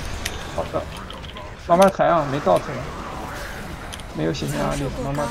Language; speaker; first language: Chinese; native; Chinese